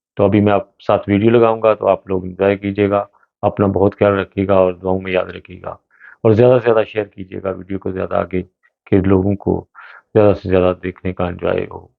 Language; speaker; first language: Urdu; non-native, local second language; Punjabi